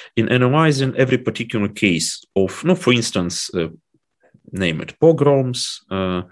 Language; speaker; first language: English; non-native, fluent; Ukrainian